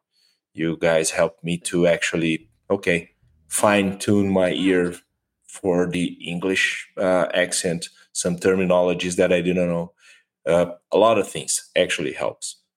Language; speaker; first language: English; non-native, fluent; Portuguese